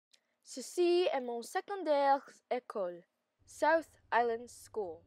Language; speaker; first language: French; non-native, learner; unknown